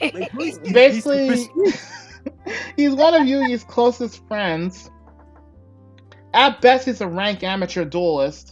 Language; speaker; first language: English; native; English